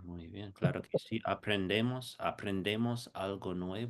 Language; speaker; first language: Spanish; non-native, fluent; English